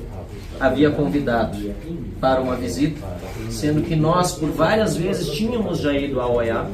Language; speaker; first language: Portuguese; native; Portuguese